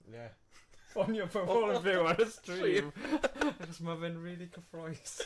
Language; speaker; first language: Welsh; native; Welsh